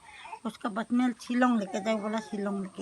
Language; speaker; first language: Hindi; non-native, local second language; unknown